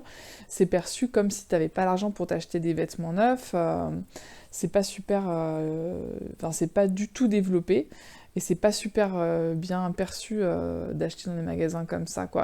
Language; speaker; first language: French; native; French